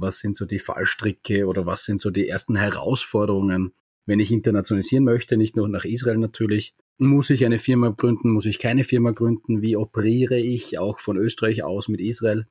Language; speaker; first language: German; native; German